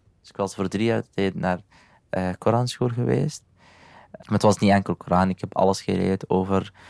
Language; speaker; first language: Dutch; non-native, fluent; Arabic